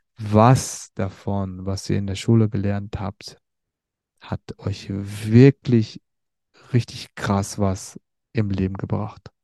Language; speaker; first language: German; early bilingual, other home language; Turkish